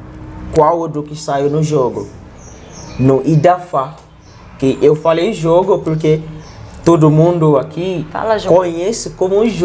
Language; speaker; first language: Portuguese; non-native, learner; Yoruba